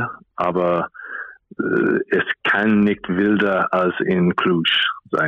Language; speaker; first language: German; non-native, fluent; English